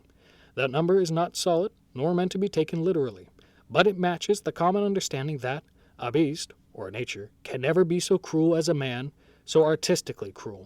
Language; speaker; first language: English; native; English